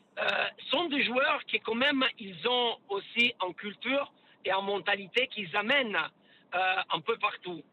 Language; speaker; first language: French; non-native, fluent; Italian